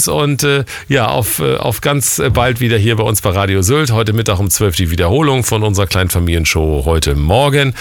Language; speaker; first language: German; native; German